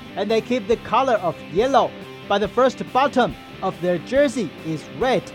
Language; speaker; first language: English; non-native, fluent; Chinese